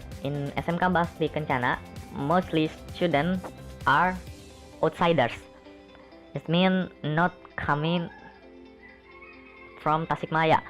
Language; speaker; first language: English; non-native, learner; Indonesian